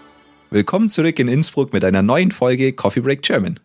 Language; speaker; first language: German; native; German